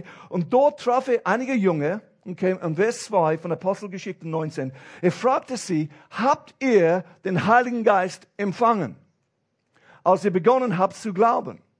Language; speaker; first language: German; non-native, fluent; English